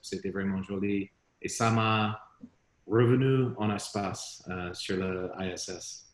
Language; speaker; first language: French; non-native, learner; English